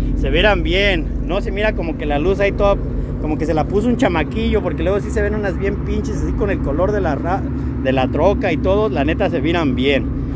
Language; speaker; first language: Spanish; native; Spanish